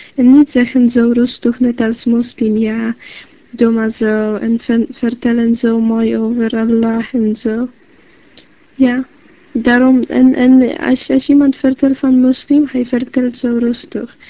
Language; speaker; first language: Dutch; non-native, learner; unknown